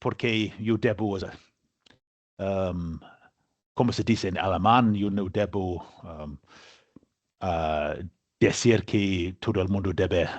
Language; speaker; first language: Spanish; non-native, learner; English